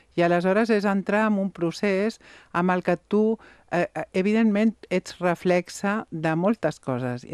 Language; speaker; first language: Catalan; non-native, local second language; Spanish